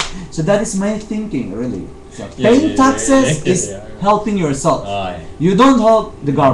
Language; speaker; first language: English; non-native, fluent; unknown